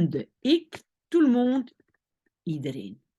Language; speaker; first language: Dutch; non-native, fluent; French